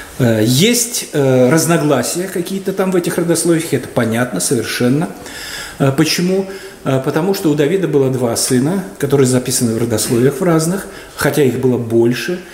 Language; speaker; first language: Russian; native; Russian